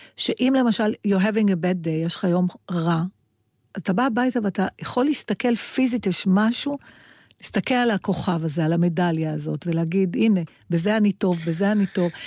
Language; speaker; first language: Hebrew; native; Hebrew